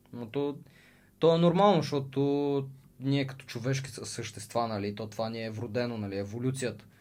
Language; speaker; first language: Bulgarian; early bilingual, other home language; Russian